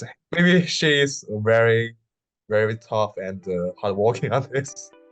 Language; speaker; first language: English; non-native, learner; Chinese